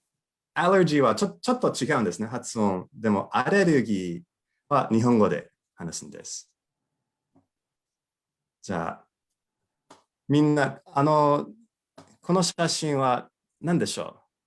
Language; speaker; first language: Japanese; non-native, fluent; English